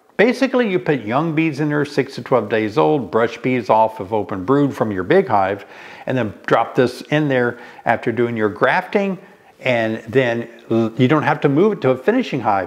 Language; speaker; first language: English; native; English